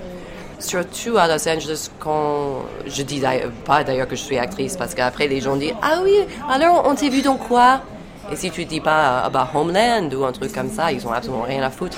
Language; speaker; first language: French; non-native, fluent; English